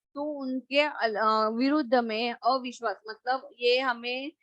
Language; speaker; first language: Hindi; non-native, local second language; Marathi